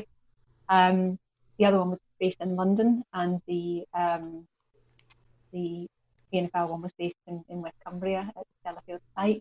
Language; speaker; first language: English; native; English